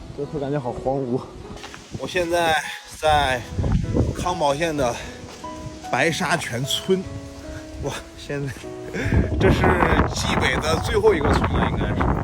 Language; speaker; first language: Chinese; native; Chinese